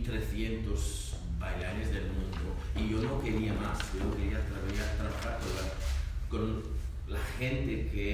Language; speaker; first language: Spanish; non-native, learner; French